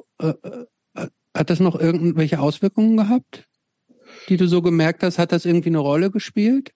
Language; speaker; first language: German; native; German